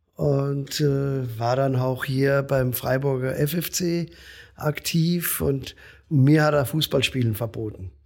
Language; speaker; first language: German; native; German